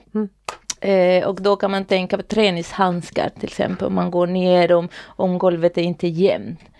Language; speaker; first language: Swedish; non-native, fluent; Spanish